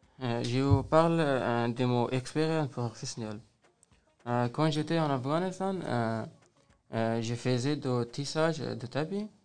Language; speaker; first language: French; non-native, learner; Persian